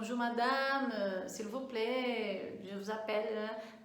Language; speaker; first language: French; non-native, fluent; Portuguese